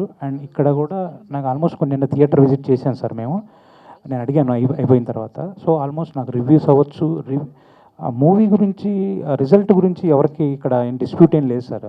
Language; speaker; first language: Telugu; native; Telugu